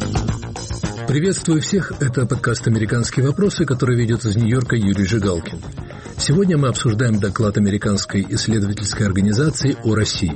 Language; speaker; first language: Russian; native; Russian